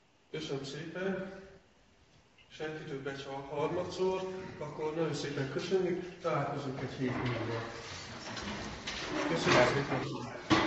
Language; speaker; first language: Hungarian; native; Hungarian